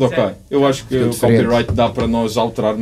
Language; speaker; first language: Portuguese; native; Portuguese